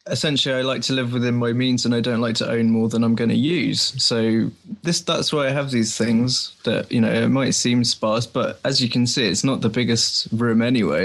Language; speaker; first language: English; native; English